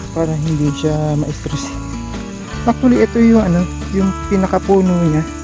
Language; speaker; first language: Filipino; non-native, local second language; Iloko